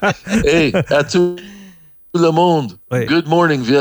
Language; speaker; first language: French; non-native, learner; English